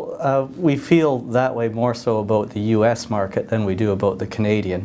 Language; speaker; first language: English; native; English